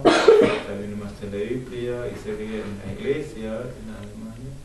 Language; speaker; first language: Spanish; non-native, fluent; German